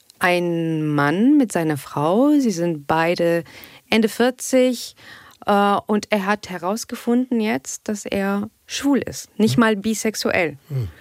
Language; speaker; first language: German; non-native, fluent; Arabic